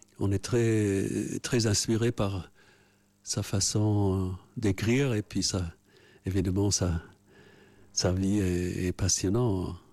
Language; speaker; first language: French; non-native, fluent; English